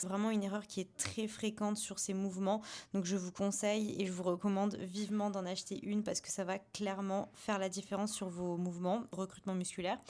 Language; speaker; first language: French; native; French